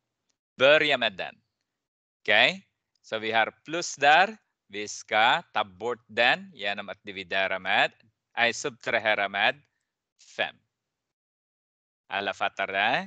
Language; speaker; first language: Swedish; non-native, fluent; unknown